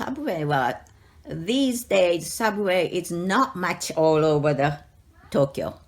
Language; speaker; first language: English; non-native, learner; Japanese